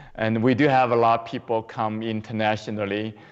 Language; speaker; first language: English; non-native, fluent; Chinese